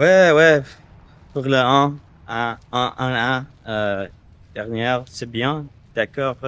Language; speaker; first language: French; non-native, learner; English